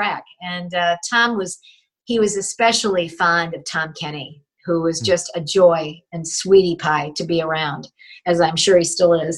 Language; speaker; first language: English; native; English